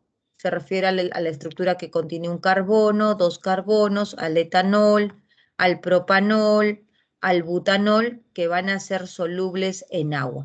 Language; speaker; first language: Spanish; native; Spanish